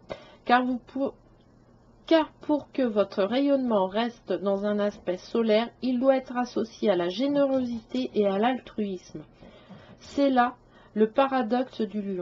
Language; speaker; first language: French; native; French